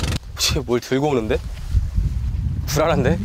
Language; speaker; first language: Korean; native; Korean